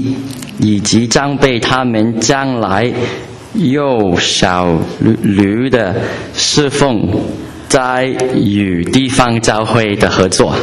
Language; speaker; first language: Chinese; non-native, learner; English